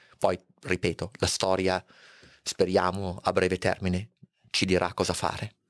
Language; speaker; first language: Italian; native; Italian